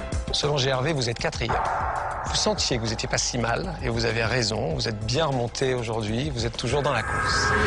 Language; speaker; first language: French; native; French